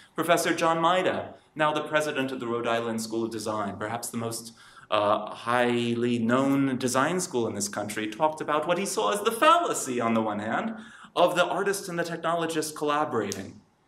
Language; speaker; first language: English; native; English